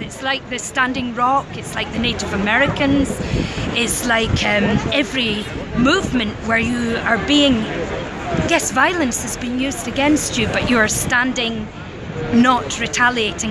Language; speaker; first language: English; native; English